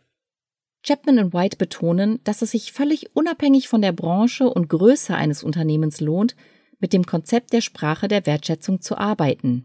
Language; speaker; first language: German; native; German